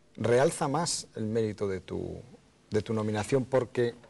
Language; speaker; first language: Spanish; native; Spanish